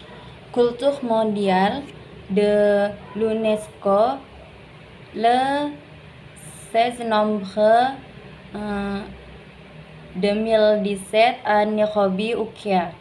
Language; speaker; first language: French; non-native, learner; Indonesian